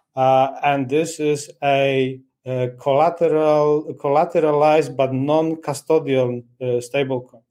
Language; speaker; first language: English; non-native, fluent; Polish